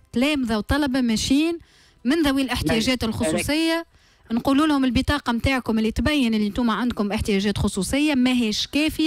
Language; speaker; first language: Arabic; native; Arabic